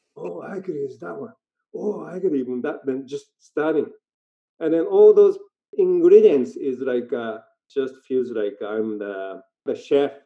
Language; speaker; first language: English; non-native, learner; Japanese